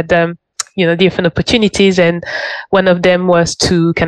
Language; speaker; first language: English; non-native, fluent; French